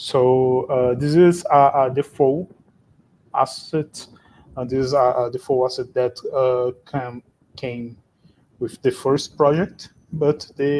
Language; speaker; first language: English; non-native, fluent; Portuguese